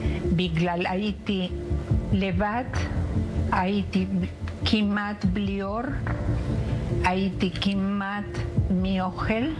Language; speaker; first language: Hebrew; non-native, learner; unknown